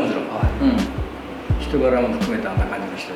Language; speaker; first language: Japanese; native; Japanese